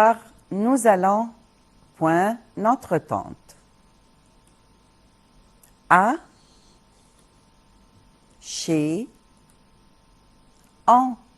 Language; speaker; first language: French; non-native, fluent; Arabic